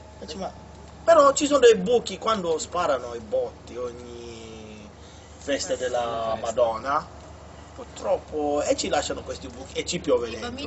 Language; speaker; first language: Italian; non-native, fluent; English